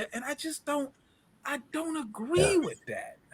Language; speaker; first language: English; native; English